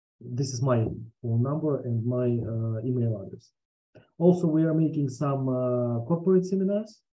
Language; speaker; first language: English; non-native, fluent; Russian